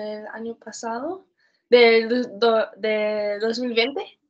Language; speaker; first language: Spanish; early bilingual, heritage; Spanish